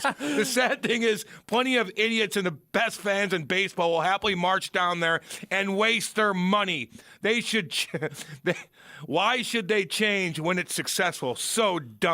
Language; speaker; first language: English; native; English